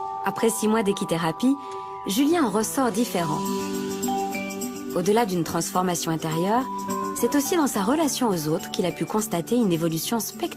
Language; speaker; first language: French; native; French